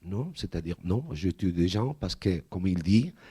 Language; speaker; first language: French; non-native, fluent; Spanish